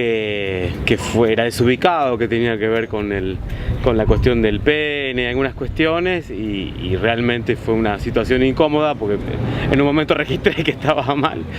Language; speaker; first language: Spanish; native; Spanish